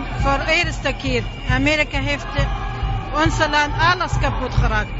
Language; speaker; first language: Dutch; non-native, learner; Arabic